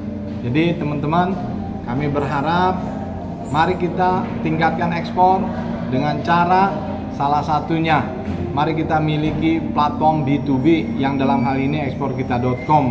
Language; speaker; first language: Indonesian; native; Indonesian